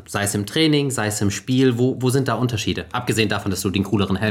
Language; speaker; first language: German; native; German